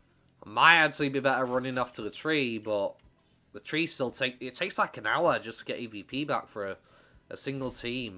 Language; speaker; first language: English; native; English